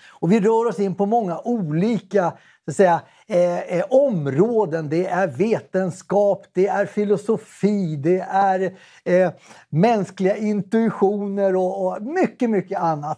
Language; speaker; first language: Swedish; native; Swedish